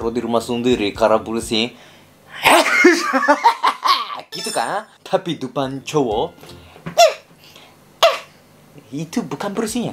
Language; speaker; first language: Indonesian; non-native, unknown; Japanese